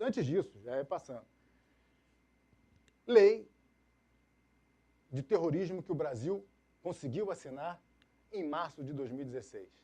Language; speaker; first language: Portuguese; native; Portuguese